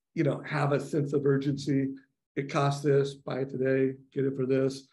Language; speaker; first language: English; native; English